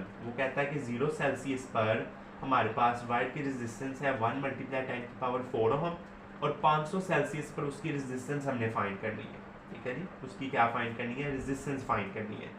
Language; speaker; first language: Hindi; non-native, local second language; Punjabi